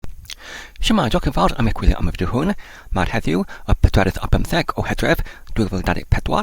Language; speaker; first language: Welsh; non-native, learner; Polish